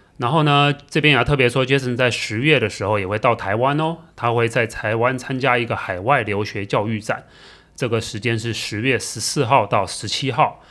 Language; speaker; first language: Chinese; native; Chinese